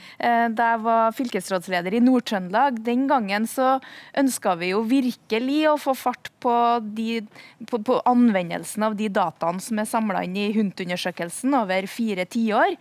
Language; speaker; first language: Norwegian; native; Norwegian